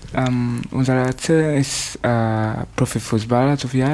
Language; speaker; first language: German; non-native, learner; Swahili